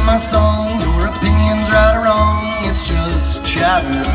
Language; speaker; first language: English; native; English